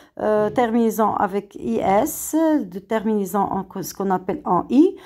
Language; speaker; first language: French; non-native, local second language; Arabic